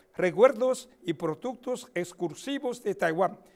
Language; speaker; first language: Spanish; non-native, fluent; Chinese